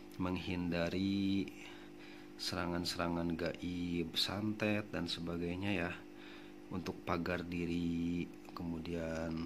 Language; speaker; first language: Indonesian; non-native, local second language; Sundanese